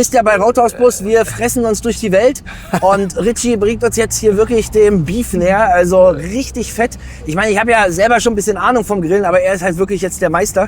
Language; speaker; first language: German; native; German